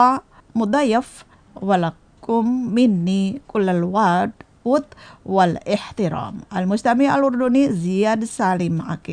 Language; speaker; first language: Arabic; non-native, fluent; Indonesian